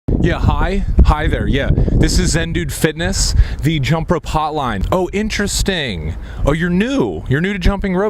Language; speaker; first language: English; native; English